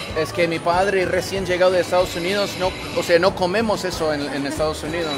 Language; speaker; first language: Spanish; non-native, fluent; English